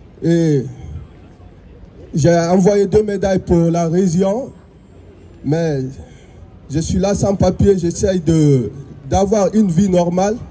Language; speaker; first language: French; non-native, fluent; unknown